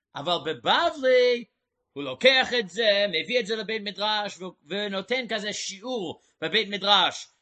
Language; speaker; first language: Hebrew; non-native, fluent; English